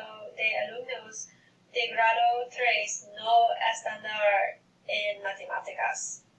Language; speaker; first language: Spanish; non-native, learner; English